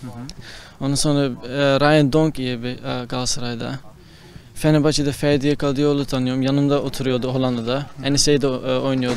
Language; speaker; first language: Turkish; early bilingual, heritage; Turkish